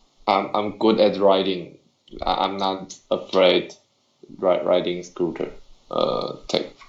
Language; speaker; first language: English; non-native, learner; Chinese